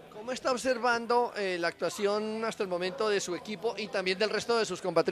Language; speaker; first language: Spanish; native; Spanish